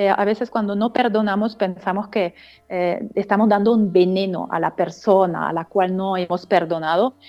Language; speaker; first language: Spanish; non-native, fluent; French